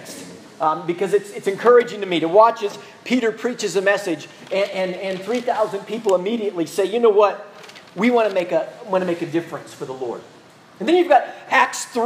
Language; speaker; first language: English; native; English